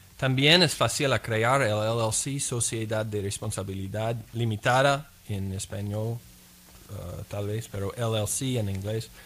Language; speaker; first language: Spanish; non-native, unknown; English